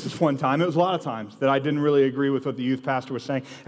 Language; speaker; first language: English; native; English